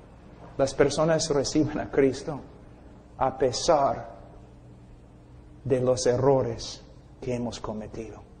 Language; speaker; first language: Spanish; non-native, fluent; English